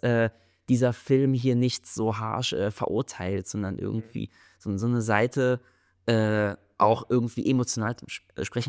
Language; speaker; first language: German; native; German